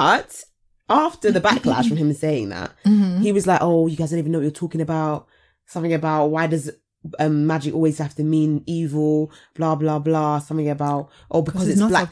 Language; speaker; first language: English; native; English